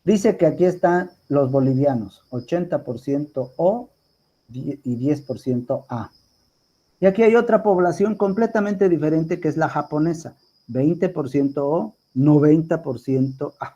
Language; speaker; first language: Spanish; native; Spanish